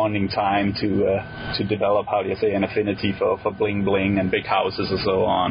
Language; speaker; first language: English; non-native, fluent; Danish